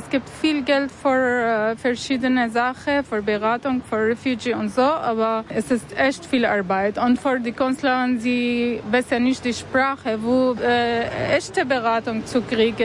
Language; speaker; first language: German; non-native, learner; Arabic